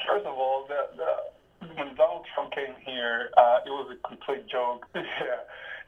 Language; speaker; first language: English; non-native, fluent; Spanish